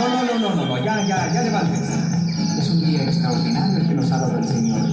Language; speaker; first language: Spanish; native; Spanish